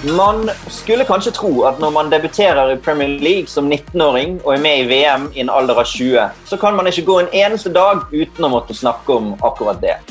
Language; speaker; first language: Norwegian; native; Norwegian